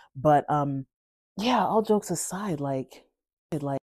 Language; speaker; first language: English; native; English